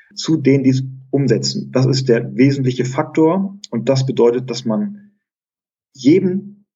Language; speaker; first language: German; early bilingual, other home language; Greek